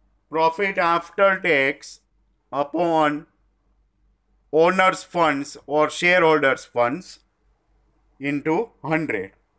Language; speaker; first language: English; non-native, local second language; Gujarati